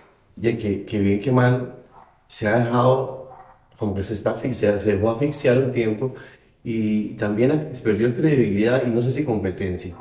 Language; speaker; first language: Spanish; native; Spanish